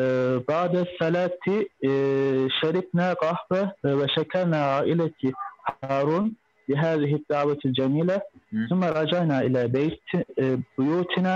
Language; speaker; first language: Arabic; non-native, learner; Turkish